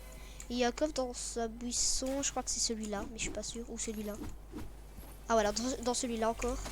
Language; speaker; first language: French; native; French